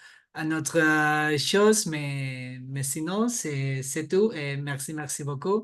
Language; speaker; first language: French; non-native, fluent; Catalan